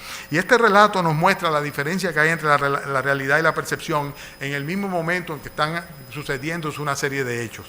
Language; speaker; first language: Spanish; native; Spanish